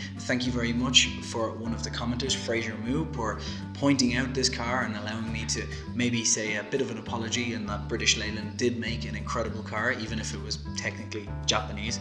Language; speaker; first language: English; native; English